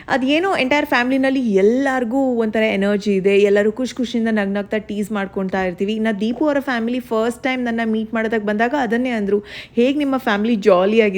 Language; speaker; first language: Kannada; non-native, local second language; Tulu